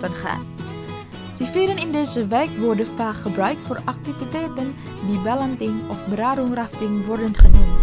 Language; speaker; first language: Dutch; non-native, fluent; Indonesian